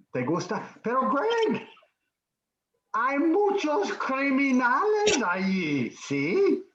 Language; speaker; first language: Spanish; non-native, fluent; English